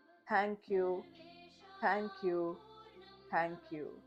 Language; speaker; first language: English; non-native, local second language; Malayalam